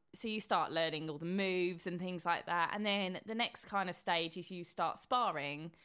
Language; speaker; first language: English; native; English